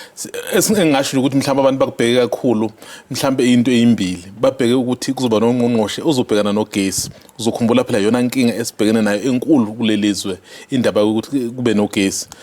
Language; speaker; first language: Zulu; native; Zulu